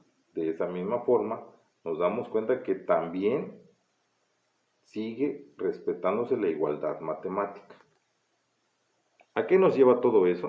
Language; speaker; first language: Spanish; native; Spanish